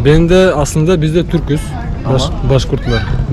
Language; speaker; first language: Turkish; non-native, learner; Bashkir